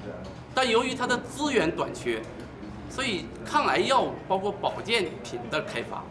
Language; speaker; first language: Chinese; native; Chinese